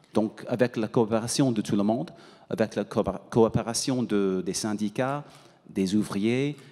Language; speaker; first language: French; non-native, fluent; English